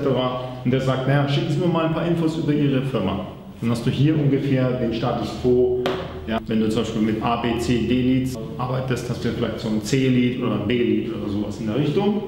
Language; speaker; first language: German; native; German